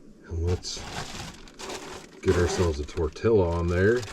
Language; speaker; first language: English; native; English